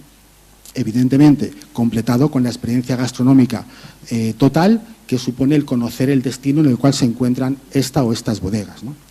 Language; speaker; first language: Spanish; native; Spanish